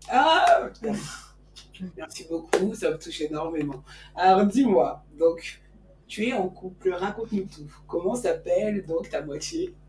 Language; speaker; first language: French; native; French